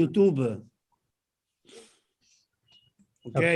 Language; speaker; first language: English; non-native, learner; Italian